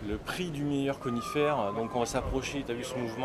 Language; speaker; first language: French; native; French